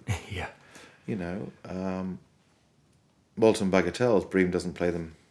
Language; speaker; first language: English; native; English